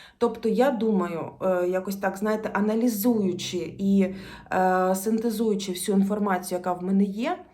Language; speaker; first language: Ukrainian; non-native, local second language; Russian